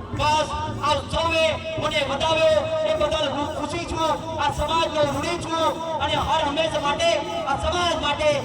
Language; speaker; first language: Gujarati; non-native, local second language; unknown